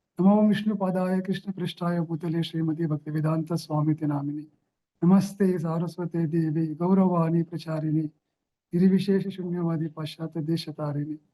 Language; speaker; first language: Hindi; non-native, local second language; Marathi